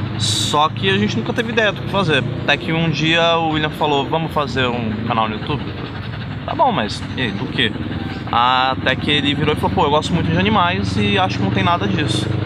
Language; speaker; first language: Portuguese; native; Portuguese